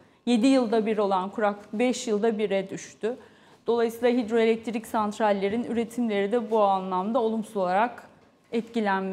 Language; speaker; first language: Turkish; native; Turkish